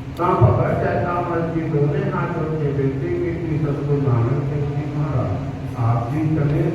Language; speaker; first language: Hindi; non-native, local second language; Punjabi